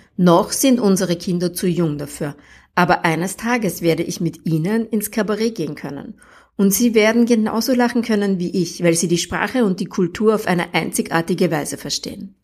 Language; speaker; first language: German; native; German